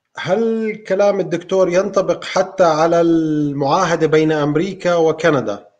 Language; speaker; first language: Arabic; native; Arabic